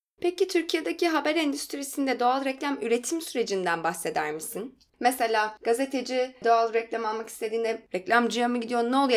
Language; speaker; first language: Turkish; native; Turkish